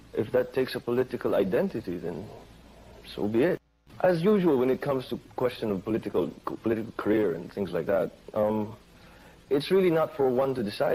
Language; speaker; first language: English; non-native, fluent; Filipino